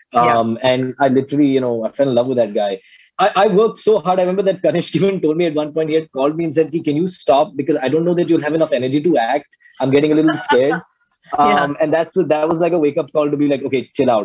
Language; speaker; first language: English; native; English